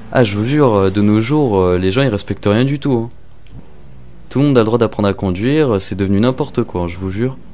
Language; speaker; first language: French; native; French